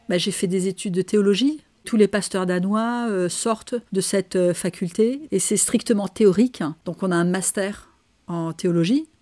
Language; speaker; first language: French; non-native, fluent; Danish